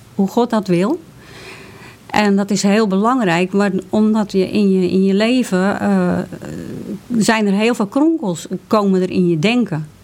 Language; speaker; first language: Dutch; native; Dutch